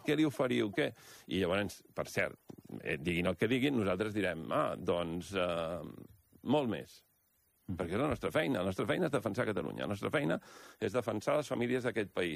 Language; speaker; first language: Catalan; native; Catalan